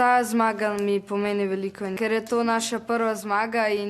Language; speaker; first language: Slovenian; native; Slovenian